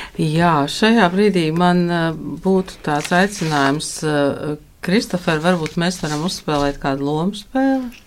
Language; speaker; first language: Latvian; native; Latvian